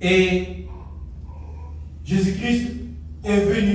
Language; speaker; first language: French; non-native, local second language; Lingala